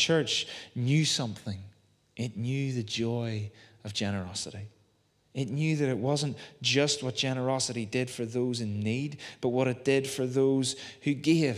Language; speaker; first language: English; native; English